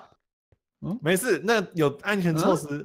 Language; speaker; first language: Chinese; native; Chinese